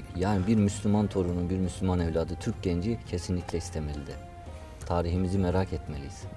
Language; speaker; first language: Turkish; native; Turkish